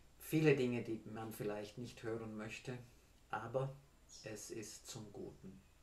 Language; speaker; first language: German; non-native, fluent; English